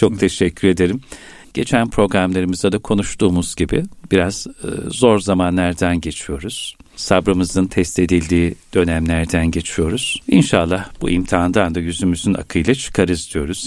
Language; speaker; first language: Turkish; native; Turkish